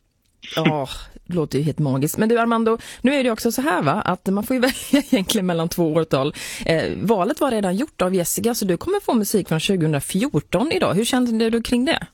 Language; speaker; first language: Swedish; native; Swedish